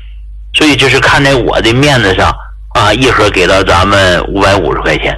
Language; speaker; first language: Chinese; native; Chinese